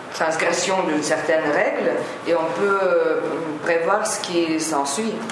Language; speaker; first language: French; non-native, fluent; Lithuanian